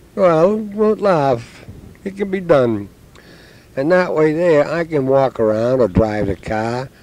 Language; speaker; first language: English; native; English